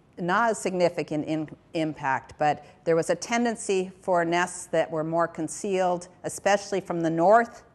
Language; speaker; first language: English; native; English